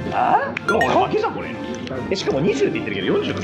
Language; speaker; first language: Japanese; native; Japanese